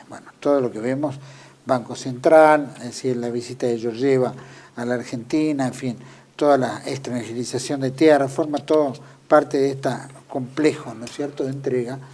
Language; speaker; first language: Spanish; native; Spanish